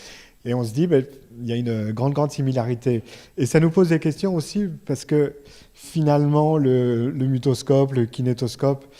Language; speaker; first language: French; native; French